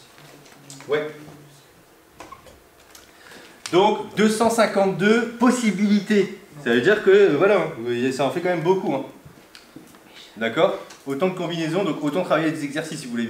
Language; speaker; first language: French; native; French